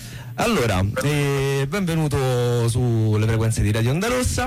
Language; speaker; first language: Italian; native; Italian